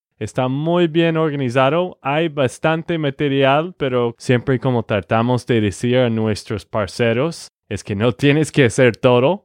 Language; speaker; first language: Spanish; non-native, fluent; English